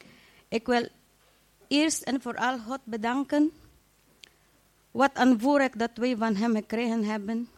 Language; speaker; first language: Dutch; non-native, fluent; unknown